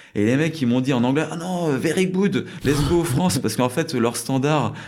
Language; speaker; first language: French; native; French